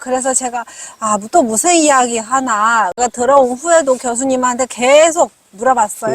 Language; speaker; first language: Korean; non-native, fluent; Chinese